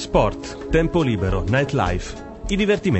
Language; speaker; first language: Italian; native; Italian